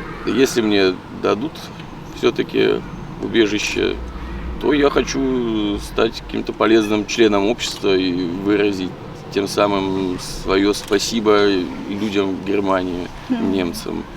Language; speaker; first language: Russian; native; Russian